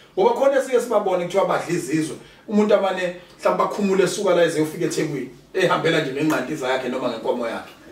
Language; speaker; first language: Zulu; native; Zulu